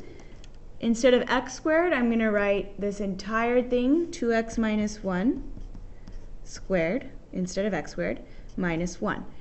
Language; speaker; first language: English; native; English